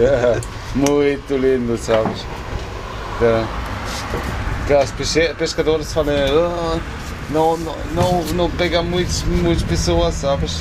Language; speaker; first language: Portuguese; non-native, learner; German